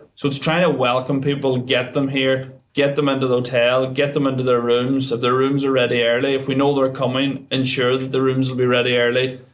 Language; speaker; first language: English; native; English